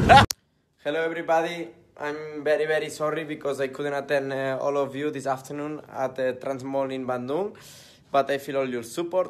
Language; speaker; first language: English; non-native, learner; Spanish